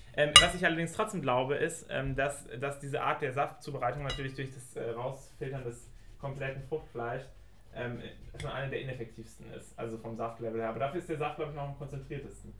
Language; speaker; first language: German; native; German